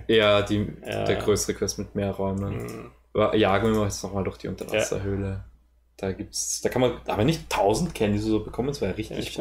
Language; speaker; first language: German; native; German